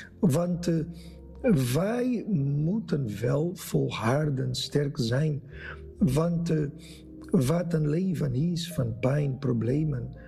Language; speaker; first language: Dutch; non-native, fluent; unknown